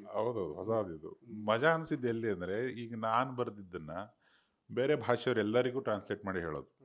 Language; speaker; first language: Kannada; native; Kannada